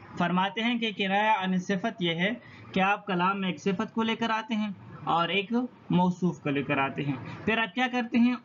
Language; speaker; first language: Urdu; non-native, local second language; Pashto